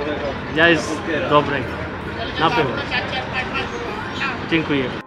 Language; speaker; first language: Polish; non-native, learner; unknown